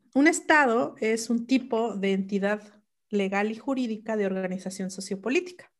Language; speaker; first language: Spanish; non-native, local second language; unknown